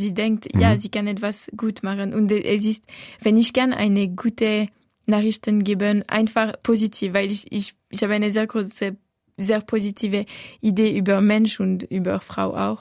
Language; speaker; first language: German; non-native, local second language; French